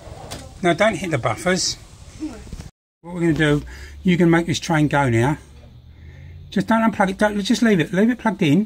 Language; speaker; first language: English; native; English